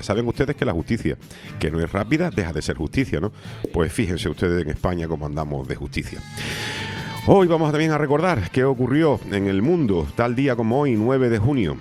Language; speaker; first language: Spanish; native; Spanish